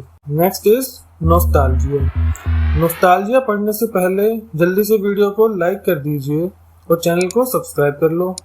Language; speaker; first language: Hindi; native; Hindi